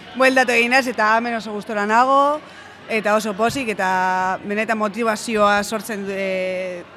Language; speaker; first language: Basque; non-native, local second language; Spanish